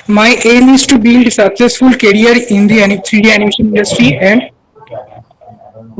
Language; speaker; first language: English; non-native, learner; Bangla